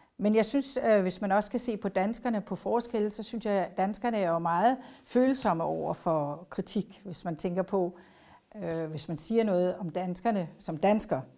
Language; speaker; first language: Danish; native; Danish